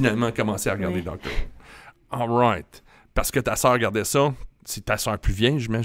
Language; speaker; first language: French; native; French